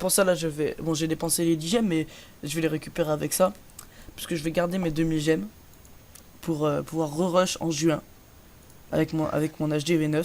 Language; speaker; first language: French; native; French